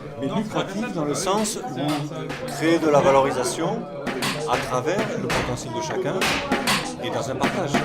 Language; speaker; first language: French; native; French